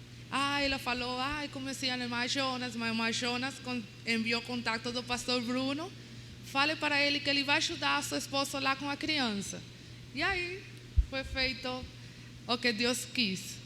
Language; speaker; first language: Portuguese; non-native, learner; Spanish